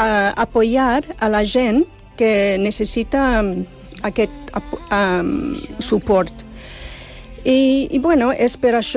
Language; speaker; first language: Catalan; non-native, fluent; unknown